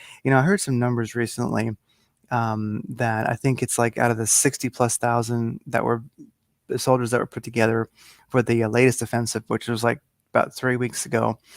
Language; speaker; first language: English; native; English